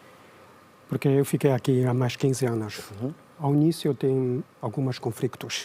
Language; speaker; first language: Portuguese; non-native, learner; Chinese